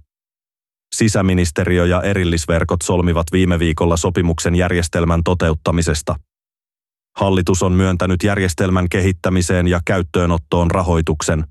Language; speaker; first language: Finnish; native; Finnish